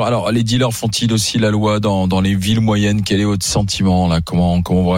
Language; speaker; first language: French; native; French